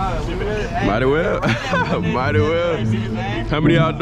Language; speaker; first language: English; native; English